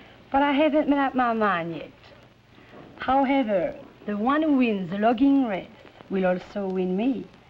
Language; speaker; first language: English; non-native, fluent; French